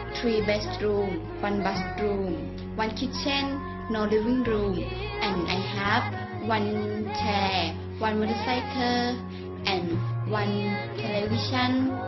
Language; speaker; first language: English; non-native, learner; Thai